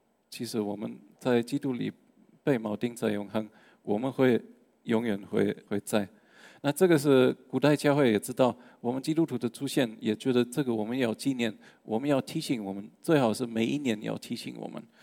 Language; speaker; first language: Chinese; non-native, fluent; German